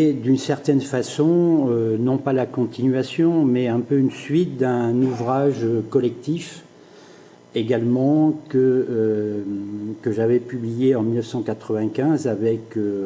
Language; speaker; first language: French; native; French